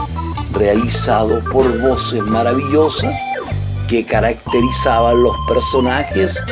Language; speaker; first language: Spanish; native; Spanish